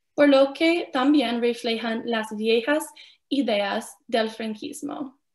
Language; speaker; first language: Spanish; non-native, fluent; English